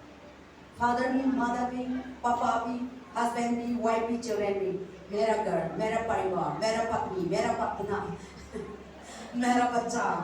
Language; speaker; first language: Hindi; non-native, local second language; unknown